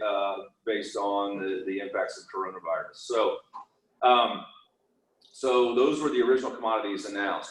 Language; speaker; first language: English; native; English